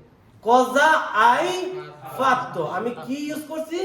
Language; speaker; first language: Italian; non-native, fluent; Bangla